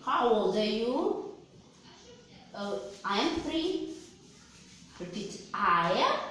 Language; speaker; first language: English; non-native, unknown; Ukrainian